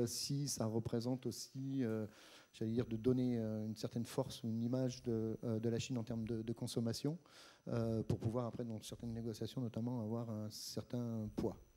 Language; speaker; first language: French; native; French